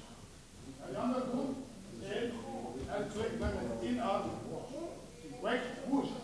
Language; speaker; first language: Dutch; non-native, learner; Lingala